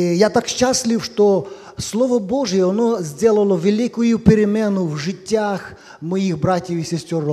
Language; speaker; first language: Polish; non-native, learner; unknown